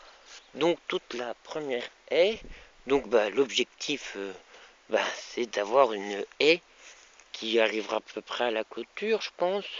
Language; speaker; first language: French; native; French